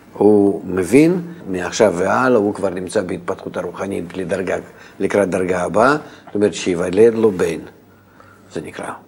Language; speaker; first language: Hebrew; non-native, fluent; Russian